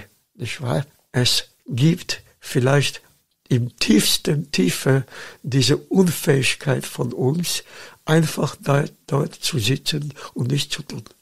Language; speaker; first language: German; non-native, fluent; Dutch